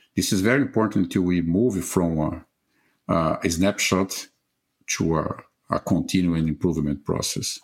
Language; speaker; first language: English; non-native, fluent; Portuguese